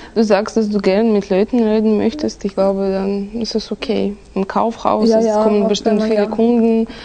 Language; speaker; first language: German; non-native, fluent; Russian